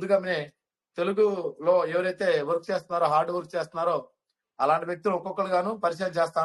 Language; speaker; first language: Telugu; native; Telugu